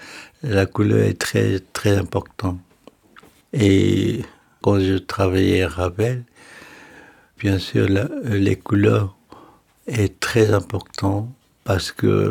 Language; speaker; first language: French; non-native, fluent; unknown